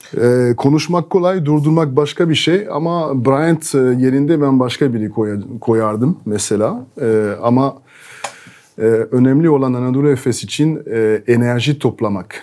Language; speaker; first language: Turkish; non-native, fluent; French